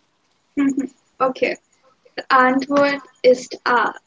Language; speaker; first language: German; non-native, fluent; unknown